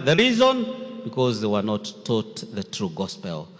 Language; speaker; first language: English; non-native, local second language; Swahili